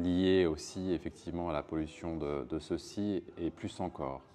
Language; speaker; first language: French; native; French